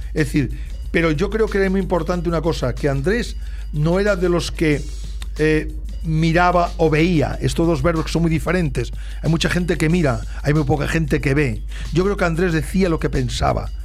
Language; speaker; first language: Spanish; native; Spanish